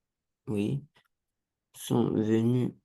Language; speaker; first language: French; non-native, learner; Romanian